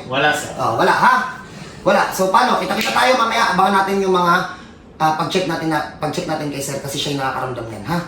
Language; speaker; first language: Filipino; native; Filipino